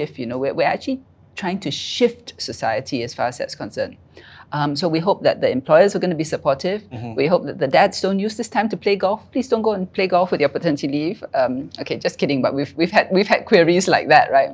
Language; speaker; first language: English; native; English